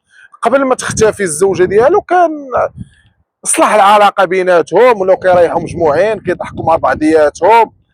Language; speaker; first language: Arabic; native; Arabic